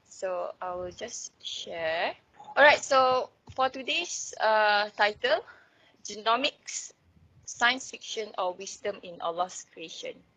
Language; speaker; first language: English; non-native, local second language; Malay